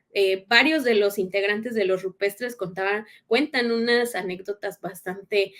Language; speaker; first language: Spanish; native; Spanish